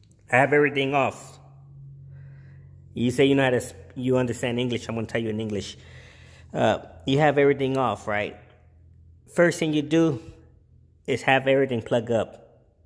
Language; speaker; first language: English; early bilingual, other home language; Spanish